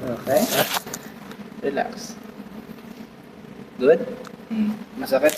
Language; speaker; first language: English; non-native, local second language; Filipino